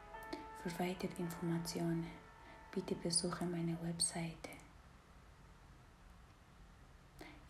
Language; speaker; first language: German; non-native, fluent; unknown